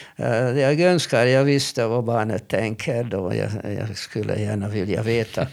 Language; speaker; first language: Swedish; non-native, fluent; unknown